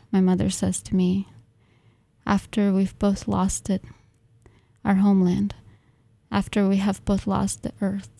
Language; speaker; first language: English; non-native, fluent; Russian